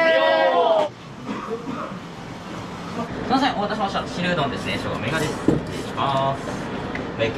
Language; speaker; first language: Japanese; native; Japanese